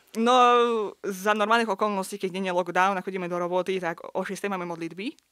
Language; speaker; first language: Slovak; non-native, fluent; Azerbaijani